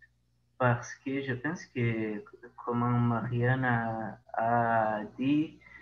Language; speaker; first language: French; non-native, learner; Portuguese